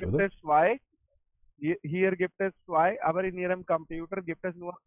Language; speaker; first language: German; non-native, learner; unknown